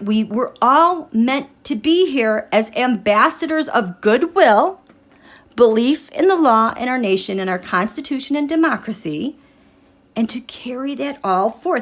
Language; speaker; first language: English; native; English